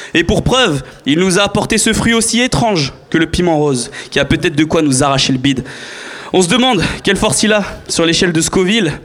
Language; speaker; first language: French; native; French